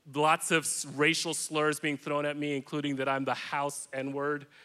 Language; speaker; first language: English; native; English